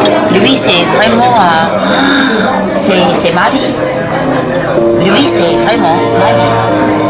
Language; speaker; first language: French; non-native, fluent; English